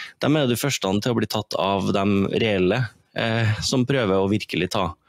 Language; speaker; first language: Norwegian; native; Norwegian